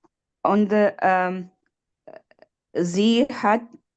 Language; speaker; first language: German; non-native, learner; Urdu